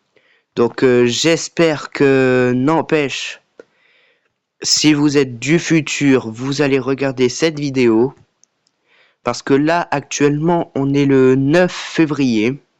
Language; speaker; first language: French; native; French